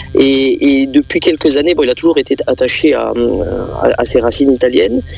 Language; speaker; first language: French; native; French